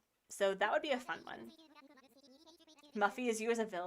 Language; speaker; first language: English; native; English